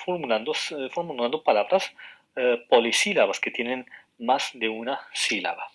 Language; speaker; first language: Spanish; non-native, fluent; Arabic